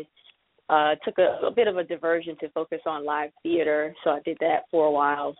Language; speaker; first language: English; native; English